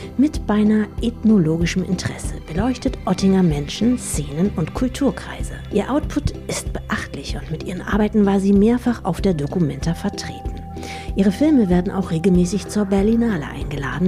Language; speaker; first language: German; native; German